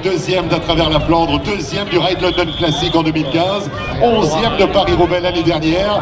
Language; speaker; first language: French; native; French